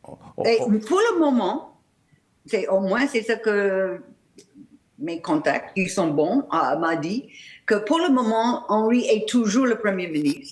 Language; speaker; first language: French; non-native, learner; English